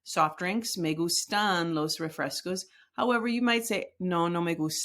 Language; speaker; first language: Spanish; non-native, fluent; English